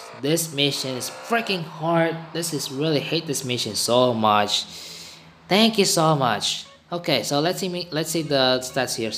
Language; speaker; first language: English; non-native, learner; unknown